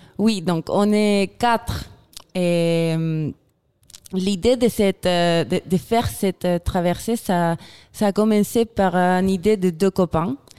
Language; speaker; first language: French; non-native, fluent; Spanish